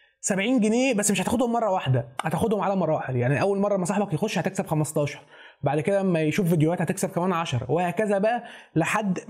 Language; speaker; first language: Arabic; native; Arabic